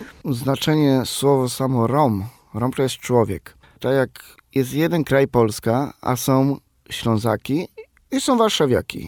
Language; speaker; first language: Polish; non-native, local second language; Romany